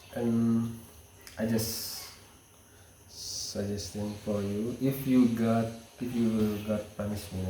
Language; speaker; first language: English; non-native, learner; Indonesian